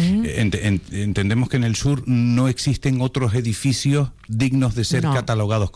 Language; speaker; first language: Spanish; native; Spanish